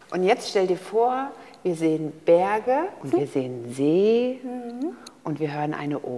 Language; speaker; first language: German; native; German